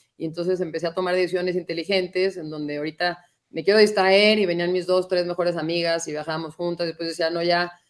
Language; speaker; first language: Spanish; native; Spanish